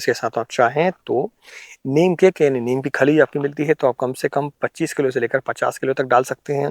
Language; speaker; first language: Hindi; native; Hindi